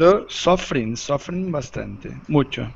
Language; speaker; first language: Spanish; non-native, learner; Portuguese